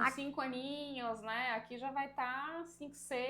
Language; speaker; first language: Portuguese; native; Portuguese